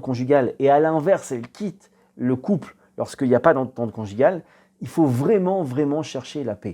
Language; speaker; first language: French; native; French